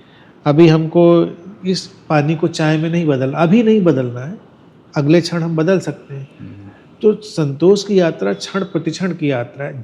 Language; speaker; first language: Hindi; native; Hindi